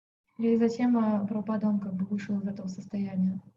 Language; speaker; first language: Russian; native; Russian